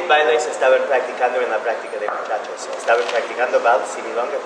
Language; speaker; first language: Spanish; non-native, fluent; English